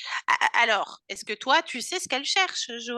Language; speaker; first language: French; native; French